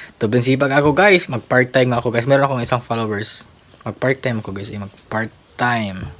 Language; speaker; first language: Filipino; non-native, local second language; Cebuano